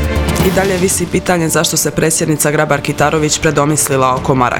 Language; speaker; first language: Croatian; native; Croatian